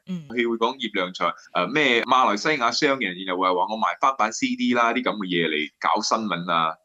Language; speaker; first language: Cantonese; native; Cantonese